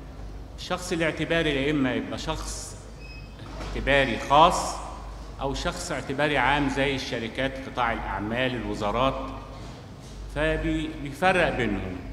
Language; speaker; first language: Arabic; native; Arabic